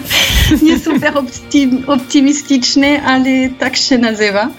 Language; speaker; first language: Polish; non-native, learner; French